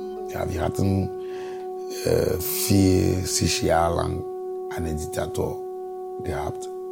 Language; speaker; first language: German; non-native, fluent; Ewe